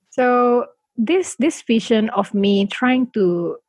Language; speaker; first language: English; non-native, fluent; Indonesian